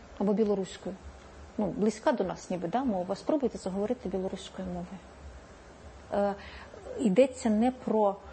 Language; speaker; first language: Ukrainian; native; Ukrainian